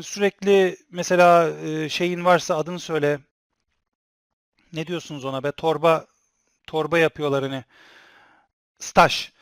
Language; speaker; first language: Turkish; native; Turkish